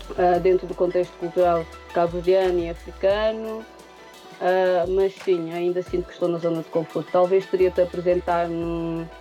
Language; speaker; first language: Portuguese; non-native, local second language; Kabuverdianu